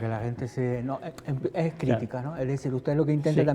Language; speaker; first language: Spanish; native; Spanish